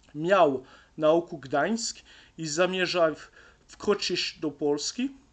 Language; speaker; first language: Polish; non-native, learner; French